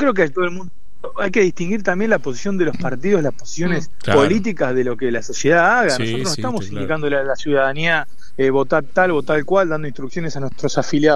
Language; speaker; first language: Spanish; native; Spanish